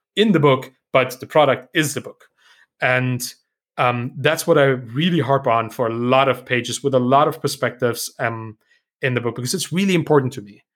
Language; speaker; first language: English; non-native, fluent; German